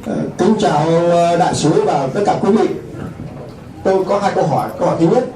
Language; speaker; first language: Vietnamese; native; Vietnamese